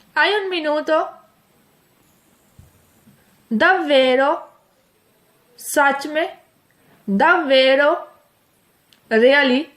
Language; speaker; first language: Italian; non-native, fluent; Urdu